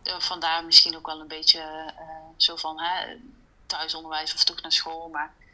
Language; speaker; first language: Dutch; native; Dutch